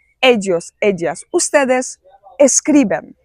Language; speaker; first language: Spanish; non-native, fluent; Polish